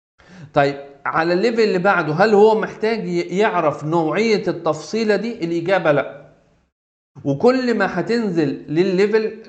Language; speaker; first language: Arabic; native; Arabic